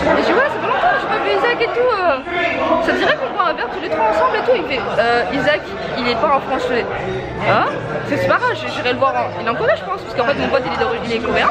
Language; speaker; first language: French; early bilingual, other home language; Chinese